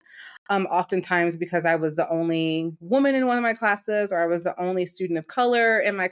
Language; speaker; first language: English; native; English